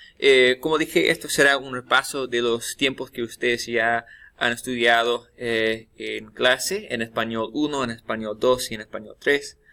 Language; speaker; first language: Spanish; non-native, fluent; English